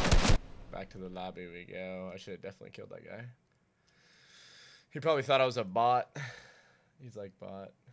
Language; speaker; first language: English; native; English